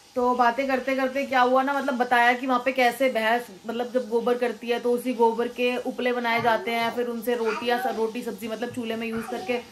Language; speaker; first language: Hindi; native; Hindi